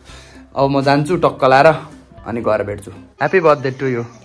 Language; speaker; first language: Nepali; native; Nepali